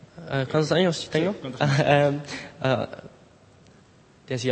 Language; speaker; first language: Spanish; non-native, learner; Dutch